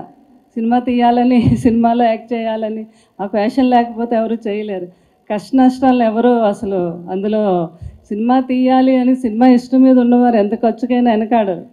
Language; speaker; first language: Telugu; native; Telugu